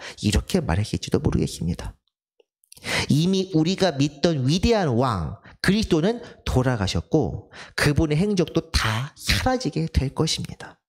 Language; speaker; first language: Korean; native; Korean